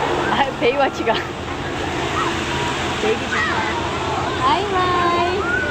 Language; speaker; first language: Korean; native; Korean